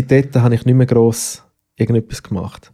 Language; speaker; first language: German; native; German